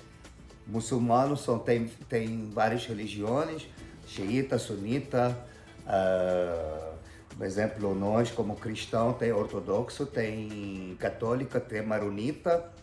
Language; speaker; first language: Portuguese; non-native, fluent; Arabic